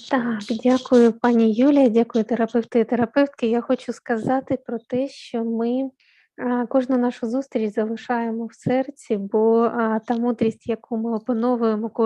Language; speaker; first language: Ukrainian; native; Ukrainian